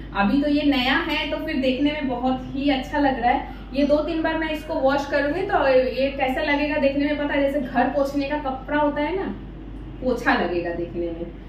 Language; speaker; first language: Hindi; non-native, local second language; Bangla